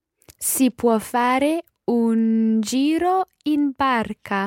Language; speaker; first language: Italian; non-native, learner; English